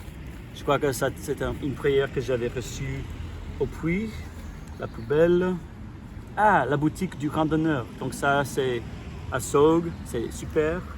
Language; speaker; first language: French; non-native, fluent; English